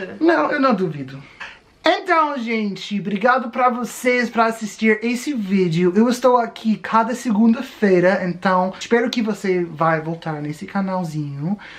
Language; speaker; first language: Portuguese; non-native, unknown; English